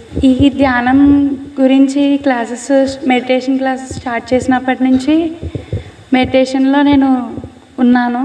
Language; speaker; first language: Telugu; native; Telugu